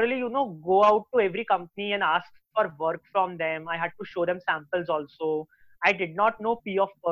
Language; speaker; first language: English; non-native, local second language; Hindi